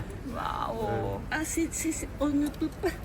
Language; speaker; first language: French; non-native, fluent; Japanese